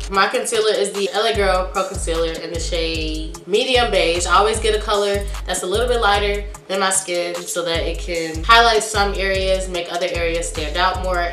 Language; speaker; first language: English; native; English